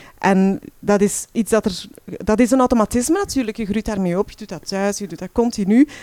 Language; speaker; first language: Dutch; early bilingual, other home language; Arabic